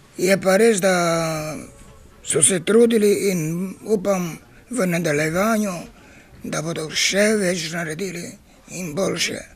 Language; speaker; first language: Slovenian; non-native, local second language; Romany